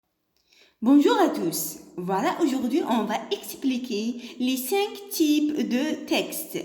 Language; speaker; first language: French; non-native, local second language; Arabic